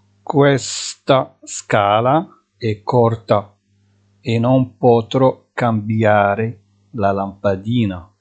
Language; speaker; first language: Italian; non-native, fluent; Arabic